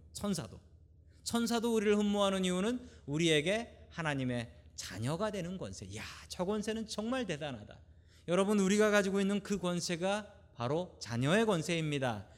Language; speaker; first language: Korean; native; Korean